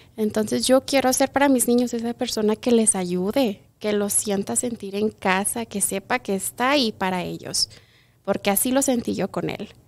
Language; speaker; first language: Spanish; native; Spanish